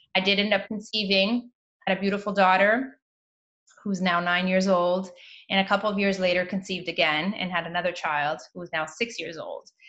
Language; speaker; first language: English; native; English